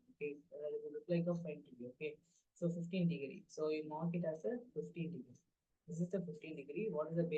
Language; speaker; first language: English; non-native, local second language; Tamil